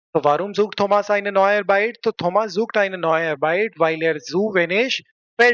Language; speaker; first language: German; non-native, fluent; Hindi